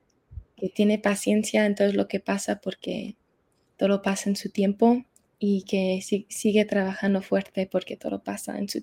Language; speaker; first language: Spanish; early bilingual, heritage; Spanish